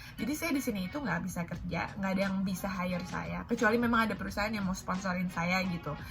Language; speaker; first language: Indonesian; native; Indonesian